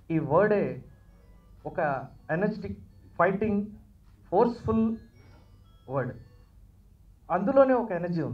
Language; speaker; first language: Telugu; native; Telugu